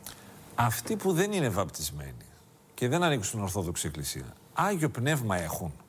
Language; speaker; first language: Greek; native; Greek